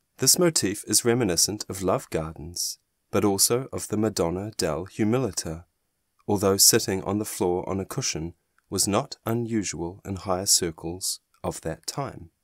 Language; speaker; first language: English; non-native, fluent; German